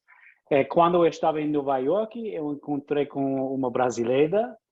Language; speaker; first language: Portuguese; non-native, fluent; English